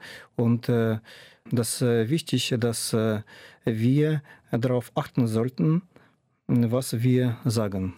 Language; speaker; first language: German; non-native, fluent; Russian